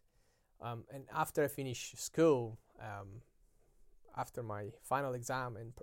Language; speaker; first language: English; non-native, fluent; Italian